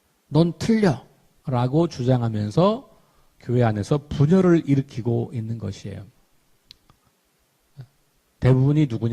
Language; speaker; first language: Korean; native; Korean